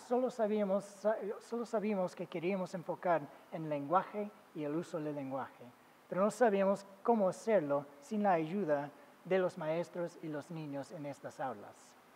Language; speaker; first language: Spanish; non-native, fluent; English